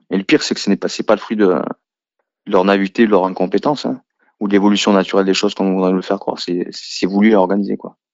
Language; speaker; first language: French; native; French